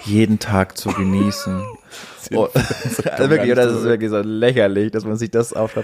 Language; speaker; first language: German; native; German